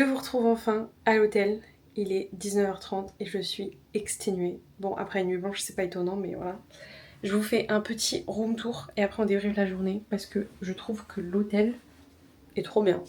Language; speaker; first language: French; native; French